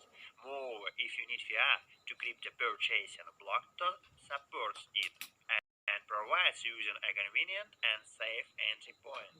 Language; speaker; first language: English; non-native, learner; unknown